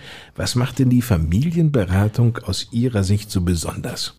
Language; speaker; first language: German; native; German